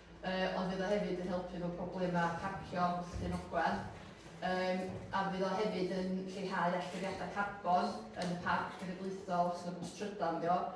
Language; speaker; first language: Welsh; native; Welsh